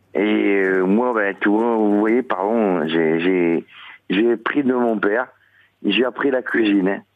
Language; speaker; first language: French; early bilingual, other home language; Italian